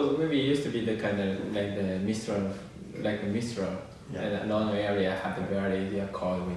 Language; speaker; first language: English; non-native, learner; Japanese